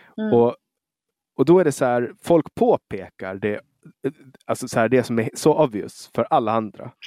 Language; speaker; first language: Swedish; native; Swedish